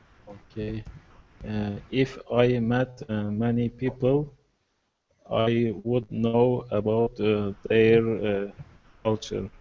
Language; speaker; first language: English; non-native, learner; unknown